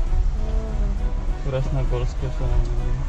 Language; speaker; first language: Russian; non-native, local second language; Kyrgyz